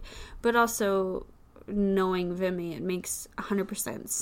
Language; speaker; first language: English; native; English